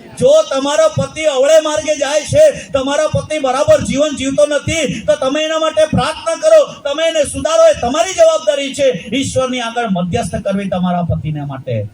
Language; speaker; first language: Gujarati; non-native, local second language; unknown